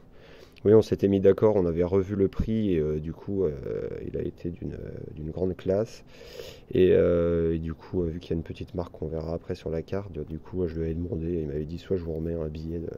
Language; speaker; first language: French; native; French